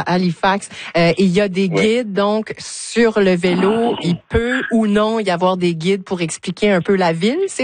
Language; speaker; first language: French; native; French